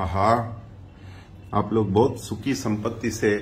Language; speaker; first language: Hindi; non-native, local second language; Kannada